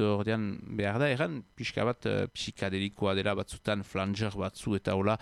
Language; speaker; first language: Basque; native; Basque